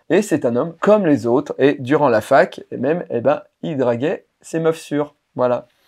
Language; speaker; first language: French; native; French